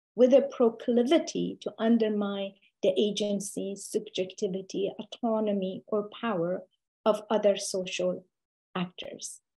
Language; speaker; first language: English; non-native, fluent; Persian